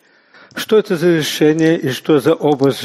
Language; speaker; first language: Russian; native; Russian